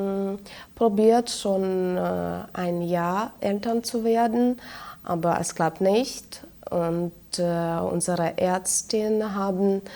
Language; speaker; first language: German; non-native, fluent; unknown